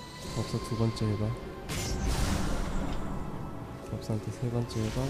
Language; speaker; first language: Korean; native; Korean